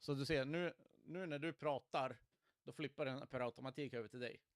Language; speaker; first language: Swedish; native; Swedish